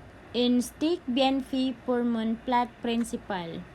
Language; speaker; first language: French; non-native, learner; Cebuano